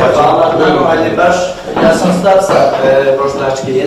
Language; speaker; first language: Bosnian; early bilingual, heritage; Bosnian